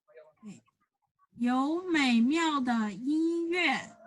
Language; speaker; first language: Chinese; non-native, fluent; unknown